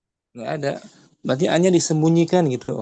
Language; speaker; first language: Indonesian; native; Indonesian